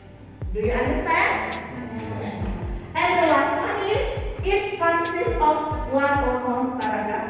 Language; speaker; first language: English; non-native, fluent; Indonesian